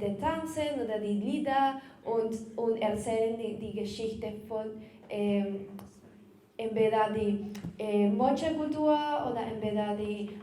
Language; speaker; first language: German; non-native, learner; Spanish